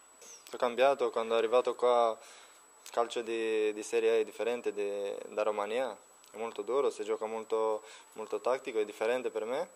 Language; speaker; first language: Italian; non-native, learner; Romanian